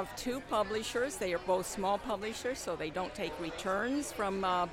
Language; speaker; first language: English; non-native, fluent; Spanish